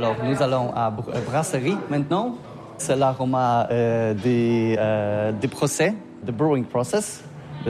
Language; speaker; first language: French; non-native, learner; Polish